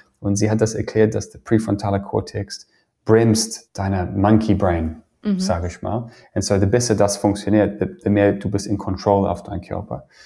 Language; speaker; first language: German; non-native, fluent; English